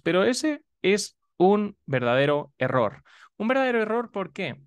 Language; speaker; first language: Spanish; native; Spanish